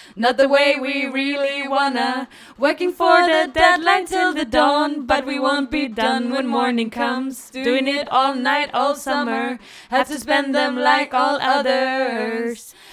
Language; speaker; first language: English; non-native, fluent; Danish